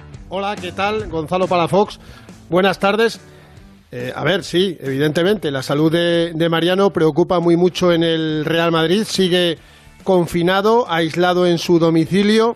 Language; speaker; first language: Spanish; native; Spanish